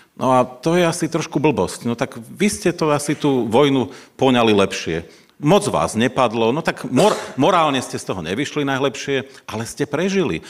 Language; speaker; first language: Slovak; native; Slovak